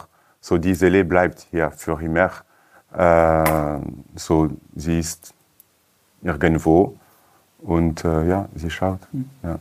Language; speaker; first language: German; non-native, learner; French